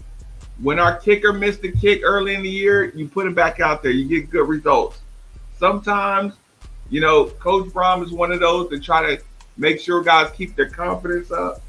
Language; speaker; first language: English; native; English